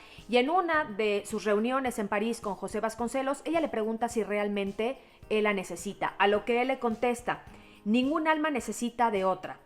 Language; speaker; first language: Spanish; native; Spanish